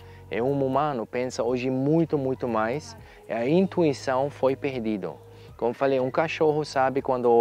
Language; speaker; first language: Portuguese; non-native, learner; German